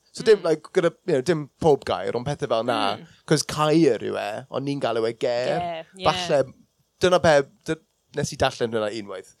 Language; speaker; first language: Welsh; non-native, local second language; English